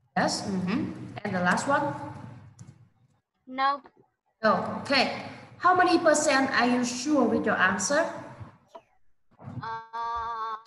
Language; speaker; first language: English; non-native, fluent; Vietnamese